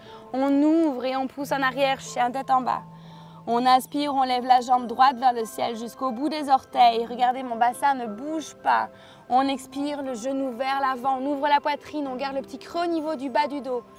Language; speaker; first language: French; native; French